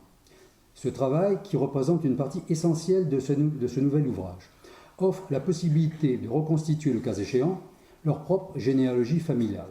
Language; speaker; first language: French; native; French